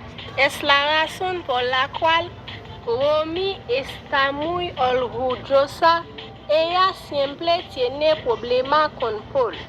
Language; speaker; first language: Spanish; non-native, learner; Haitian Creole